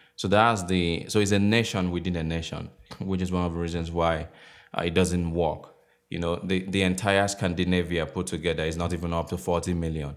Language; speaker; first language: English; non-native, local second language; Igbo